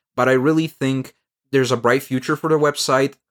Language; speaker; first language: English; non-native, fluent; Bulgarian